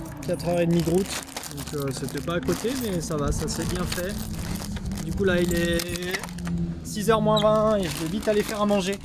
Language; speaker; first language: French; native; French